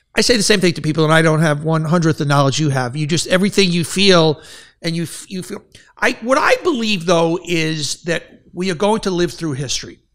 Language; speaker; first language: English; native; English